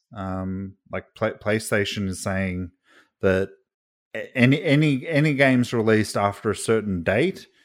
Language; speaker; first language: English; native; English